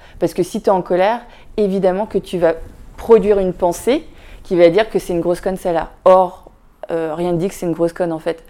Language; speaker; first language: French; early bilingual, other home language; Vietnamese